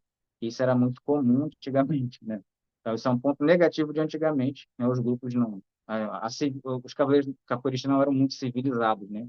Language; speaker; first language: Portuguese; native; Portuguese